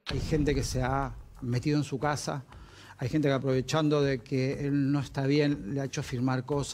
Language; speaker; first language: Spanish; native; Spanish